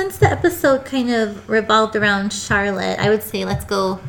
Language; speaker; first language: English; native; English